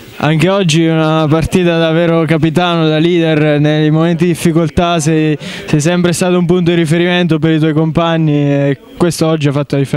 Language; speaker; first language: Italian; native; Italian